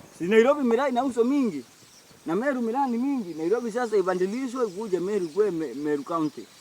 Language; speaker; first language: Swahili; native; Swahili